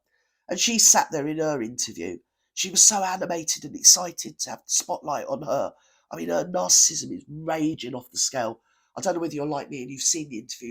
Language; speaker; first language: English; native; English